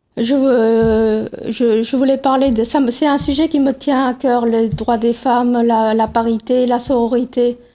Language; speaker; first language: French; non-native, local second language; Tamil